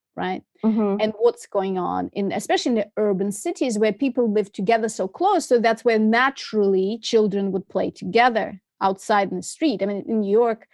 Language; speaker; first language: English; non-native, fluent; Russian